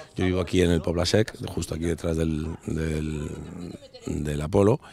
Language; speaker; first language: Spanish; native; Spanish